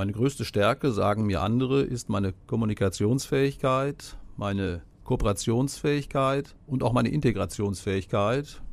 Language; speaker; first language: German; native; German